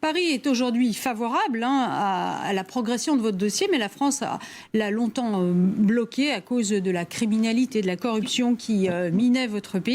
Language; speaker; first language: French; native; French